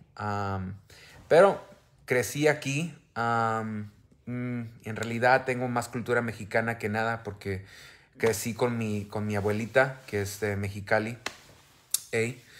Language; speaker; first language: Spanish; early bilingual, heritage; Spanish